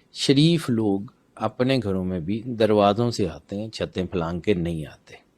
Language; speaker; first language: Urdu; non-native, local second language; Punjabi